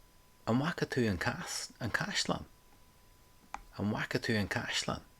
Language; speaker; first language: Irish; non-native, local second language; English